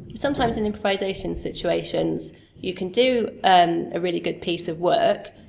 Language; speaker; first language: English; native; English